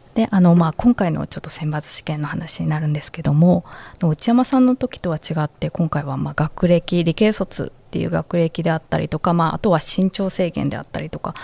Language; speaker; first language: Japanese; native; Japanese